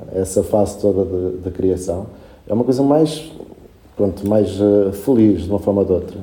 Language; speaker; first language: Portuguese; early bilingual, other home language; Spanish